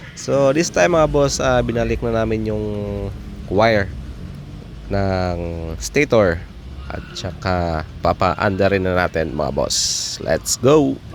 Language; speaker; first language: Filipino; non-native, local second language; Hiligaynon